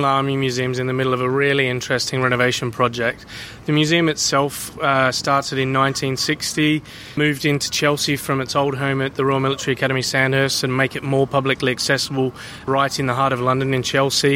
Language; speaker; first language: English; native; English